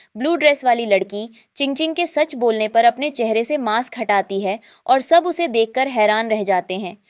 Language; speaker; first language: Hindi; native; Hindi